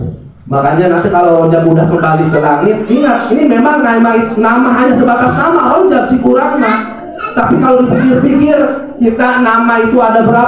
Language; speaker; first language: Indonesian; non-native, local second language; Sundanese